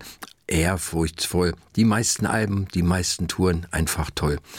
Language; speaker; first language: German; native; German